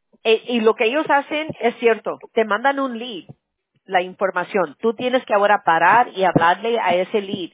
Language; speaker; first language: Spanish; early bilingual, heritage; Spanish